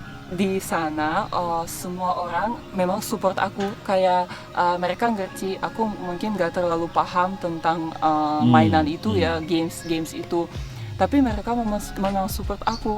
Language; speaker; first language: Indonesian; non-native, fluent; Russian